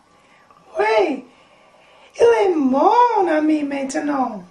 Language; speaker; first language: French; non-native, learner; English